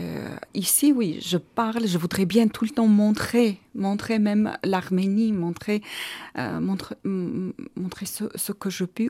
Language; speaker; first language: French; non-native, fluent; Armenian